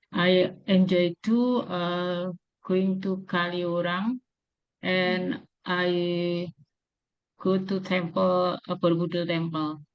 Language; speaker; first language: English; non-native, learner; Indonesian